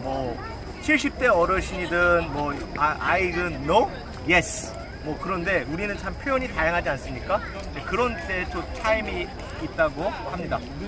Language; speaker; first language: Korean; native; Korean